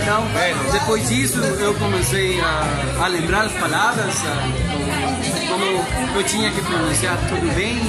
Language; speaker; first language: Portuguese; non-native, learner; Spanish